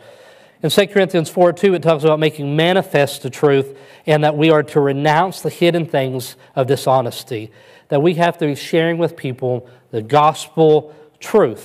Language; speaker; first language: English; native; English